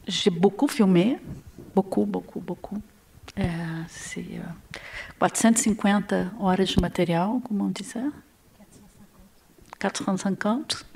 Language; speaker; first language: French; non-native, learner; Portuguese